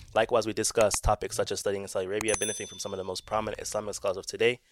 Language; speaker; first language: English; native; English